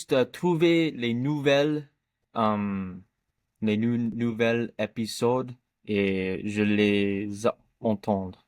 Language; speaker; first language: French; non-native, learner; English